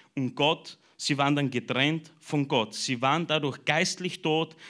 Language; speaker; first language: German; native; German